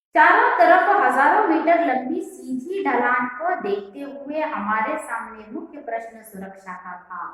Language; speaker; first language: Hindi; non-native, local second language; Kannada